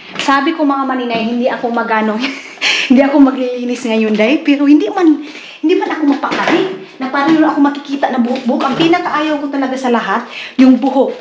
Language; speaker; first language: Filipino; non-native, local second language; Cebuano